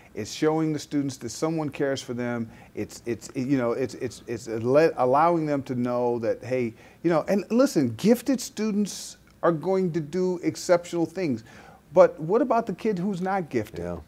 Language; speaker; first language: English; native; English